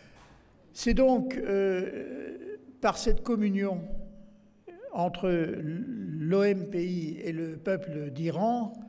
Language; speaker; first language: French; native; French